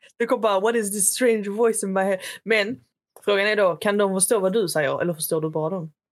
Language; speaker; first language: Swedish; early bilingual, other home language; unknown